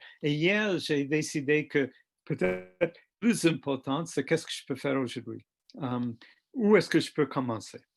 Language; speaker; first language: French; non-native, fluent; English